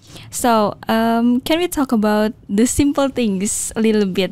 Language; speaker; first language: English; non-native, learner; Indonesian